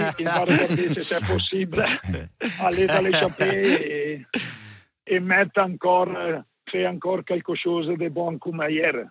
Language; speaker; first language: French; non-native, learner; Italian